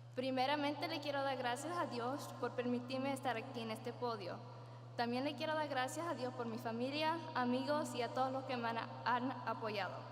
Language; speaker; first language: Spanish; early bilingual, heritage; Spanish